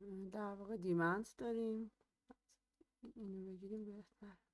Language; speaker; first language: Persian; native; Persian